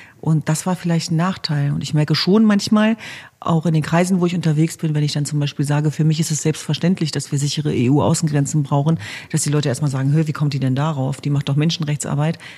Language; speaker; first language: German; early bilingual, other home language; Kurdish